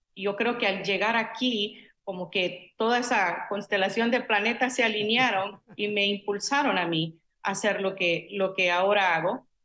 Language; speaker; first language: Spanish; native; Spanish